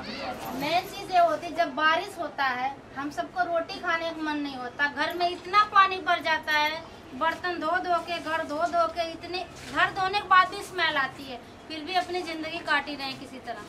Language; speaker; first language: Hindi; native; Hindi